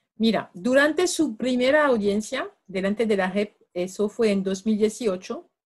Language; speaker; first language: Spanish; non-native, fluent; French